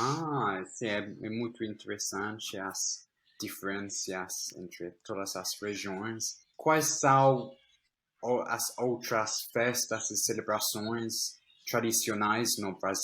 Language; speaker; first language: Portuguese; non-native, fluent; English